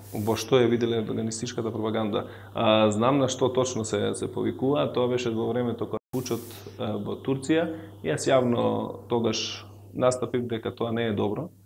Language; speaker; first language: Macedonian; non-native, local second language; Albanian